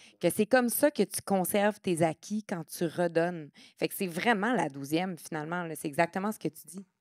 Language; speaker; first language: French; native; French